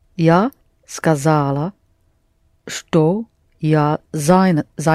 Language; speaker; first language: Russian; non-native, learner; English